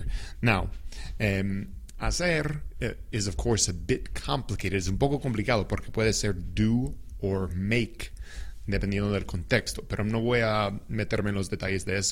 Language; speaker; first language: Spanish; non-native, fluent; English